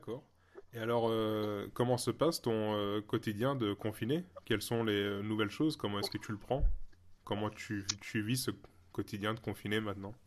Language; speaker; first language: French; native; French